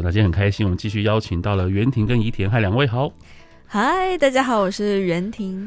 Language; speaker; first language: Chinese; native; Chinese